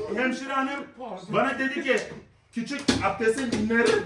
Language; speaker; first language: Turkish; non-native, fluent; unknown